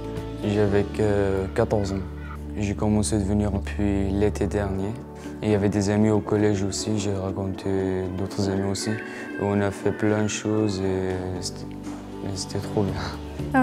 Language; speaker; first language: French; non-native, learner; Arabic